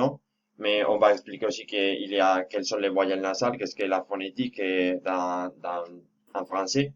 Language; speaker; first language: French; non-native, fluent; Spanish